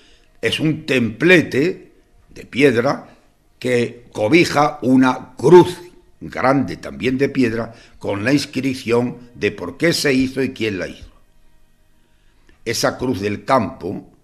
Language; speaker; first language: Spanish; native; Spanish